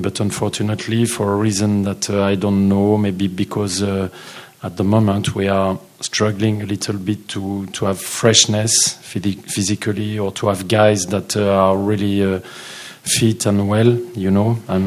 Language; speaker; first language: English; non-native, fluent; French